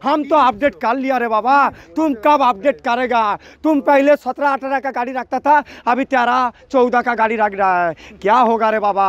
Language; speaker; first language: Hindi; non-native, local second language; Bangla